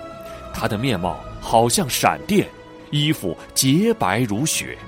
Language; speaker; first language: Chinese; native; Chinese